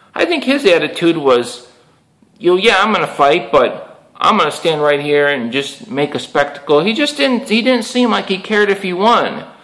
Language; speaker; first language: English; native; English